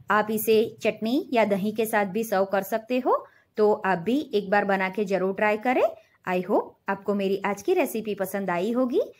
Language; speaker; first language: Hindi; non-native, local second language; Gujarati